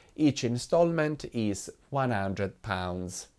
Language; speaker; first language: English; non-native, fluent; Italian